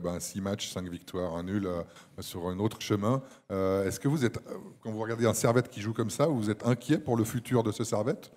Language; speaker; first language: French; native; French